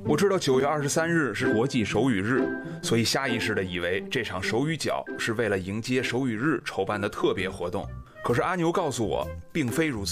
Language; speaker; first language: Chinese; native; Chinese